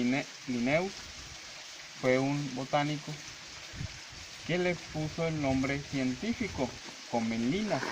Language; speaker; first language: Spanish; native; Spanish